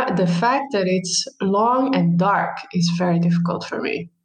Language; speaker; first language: English; non-native, fluent; Arabic